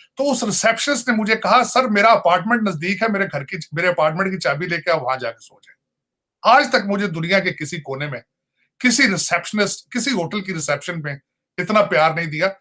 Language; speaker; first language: Urdu; non-native, local second language; Punjabi